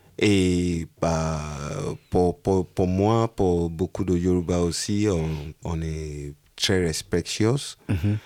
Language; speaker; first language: French; non-native, learner; Yoruba